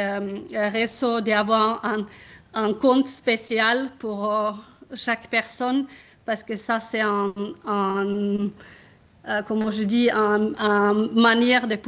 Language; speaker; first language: French; non-native, fluent; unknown